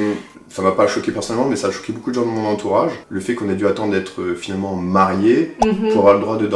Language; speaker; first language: French; native; French